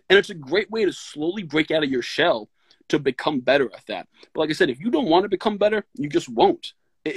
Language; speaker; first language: English; native; English